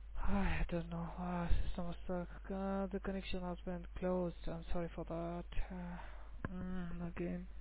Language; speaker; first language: English; non-native, local second language; Gujarati